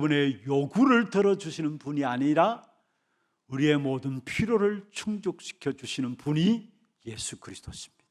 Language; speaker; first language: Korean; native; Korean